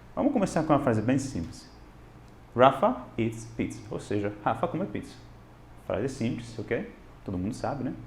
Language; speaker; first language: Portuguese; non-native, fluent; Italian